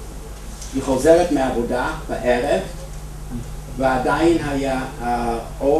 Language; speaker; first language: Hebrew; non-native, fluent; English